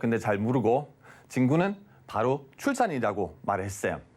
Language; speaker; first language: Korean; non-native, fluent; German